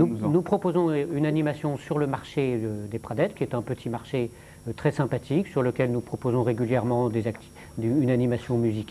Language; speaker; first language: French; native; French